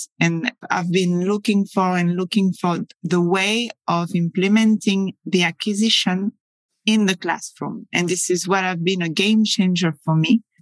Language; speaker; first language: English; non-native, fluent; French